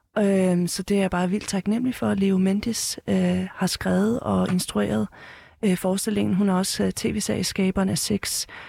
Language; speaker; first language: Danish; early bilingual, heritage; Danish